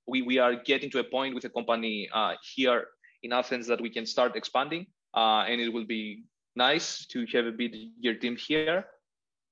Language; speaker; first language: English; non-native, fluent; Greek